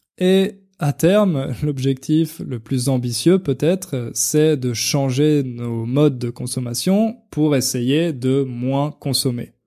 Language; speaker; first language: French; native; French